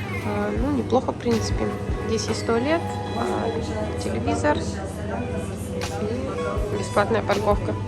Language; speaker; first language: Russian; native; Russian